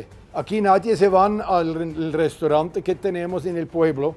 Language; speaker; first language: Spanish; non-native, fluent; German